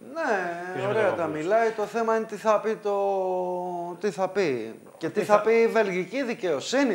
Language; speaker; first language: Greek; native; Greek